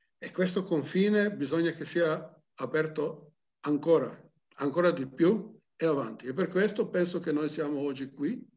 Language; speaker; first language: Italian; non-native, local second language; Slovenian